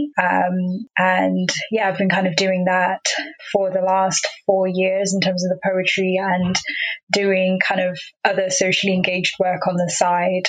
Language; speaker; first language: English; non-native, local second language; Xhosa